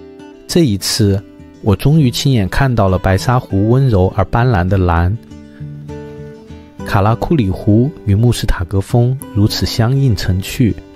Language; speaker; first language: Chinese; native; Chinese